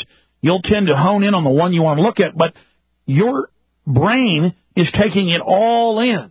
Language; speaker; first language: English; native; English